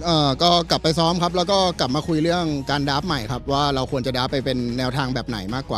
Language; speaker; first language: Thai; native; Thai